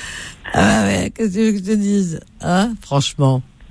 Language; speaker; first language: French; native; French